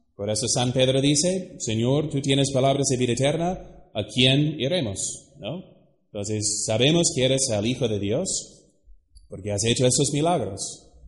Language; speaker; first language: Spanish; non-native, fluent; English